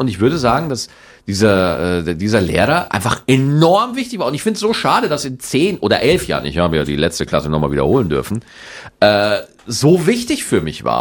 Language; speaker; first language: German; native; German